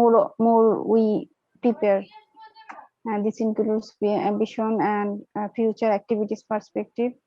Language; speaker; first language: English; non-native, learner; Bangla